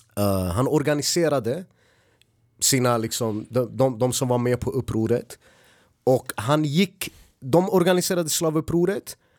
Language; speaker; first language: Swedish; early bilingual, other home language; Arabic